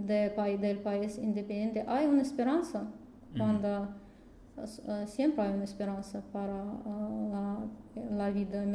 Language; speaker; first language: Spanish; non-native, learner; Russian